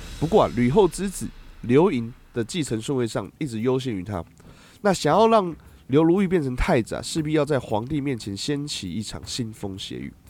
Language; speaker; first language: Chinese; native; Chinese